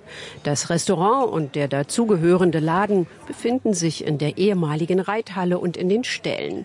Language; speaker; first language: German; native; German